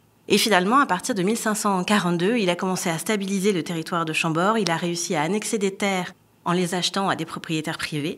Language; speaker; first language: French; native; French